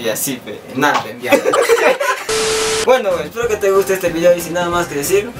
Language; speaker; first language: Spanish; native; Spanish